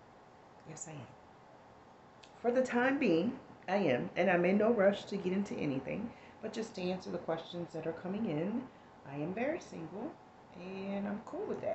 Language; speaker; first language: English; native; English